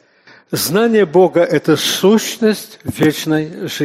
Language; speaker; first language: Russian; native; Russian